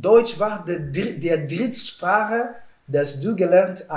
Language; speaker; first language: German; non-native, learner; Portuguese